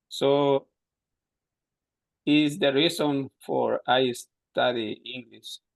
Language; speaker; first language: English; non-native, learner; Spanish